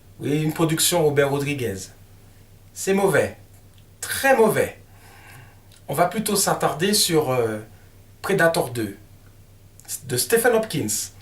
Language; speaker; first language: French; native; French